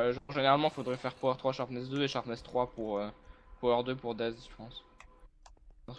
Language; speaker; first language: French; native; French